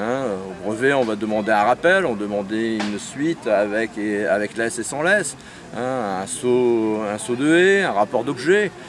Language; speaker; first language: French; native; French